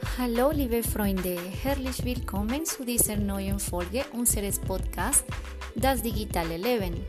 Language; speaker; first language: German; non-native, fluent; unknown